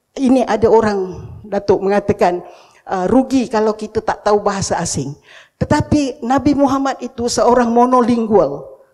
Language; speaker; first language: Malay; native; Malay